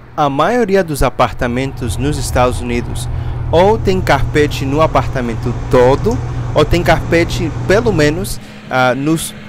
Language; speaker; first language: Portuguese; non-native, fluent; English